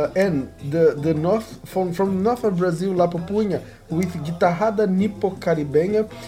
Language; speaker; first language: English; non-native, learner; Portuguese